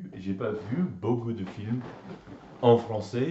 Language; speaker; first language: French; non-native, learner; English